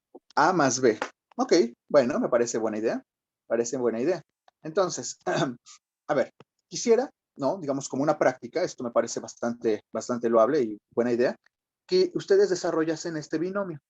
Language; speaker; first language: Spanish; native; Spanish